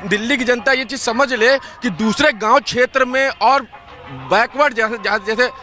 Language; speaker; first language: Hindi; native; Hindi